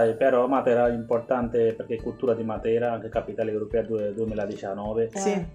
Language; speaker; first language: Italian; non-native, learner; Bangla